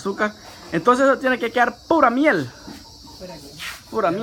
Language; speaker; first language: Spanish; native; Spanish